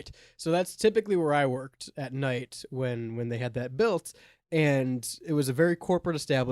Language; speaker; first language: English; native; English